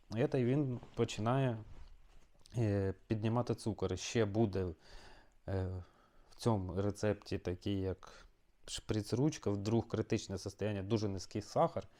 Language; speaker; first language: Ukrainian; non-native, local second language; Russian